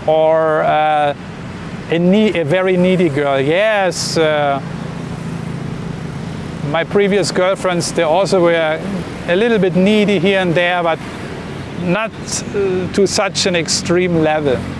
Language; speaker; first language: English; non-native, fluent; German